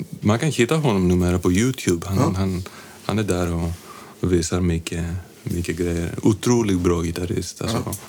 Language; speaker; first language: Swedish; non-native, fluent; Greek